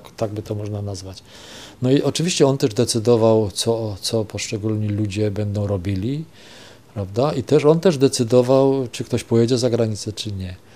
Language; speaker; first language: Polish; non-native, local second language; German